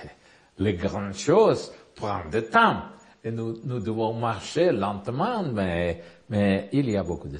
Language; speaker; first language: French; non-native, learner; Spanish